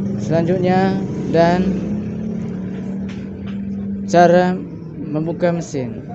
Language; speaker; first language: Indonesian; non-native, local second language; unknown